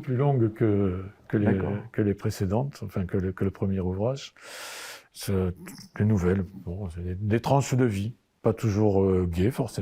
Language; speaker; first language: French; native; French